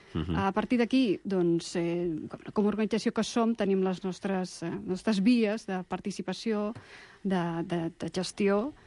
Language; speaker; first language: Catalan; non-native, local second language; Spanish